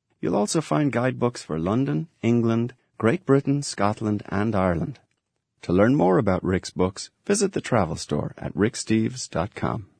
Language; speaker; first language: English; native; English